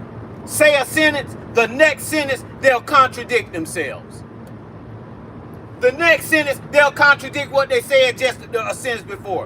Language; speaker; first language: English; native; English